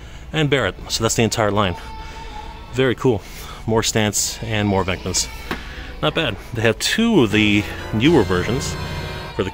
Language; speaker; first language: English; native; English